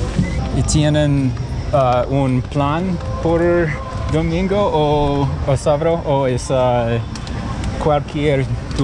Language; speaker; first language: Spanish; non-native, learner; English